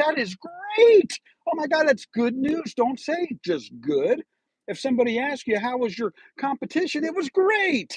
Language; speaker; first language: English; native; English